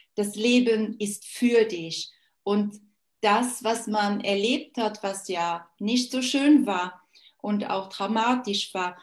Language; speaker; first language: German; non-native, local second language; Luxembourgish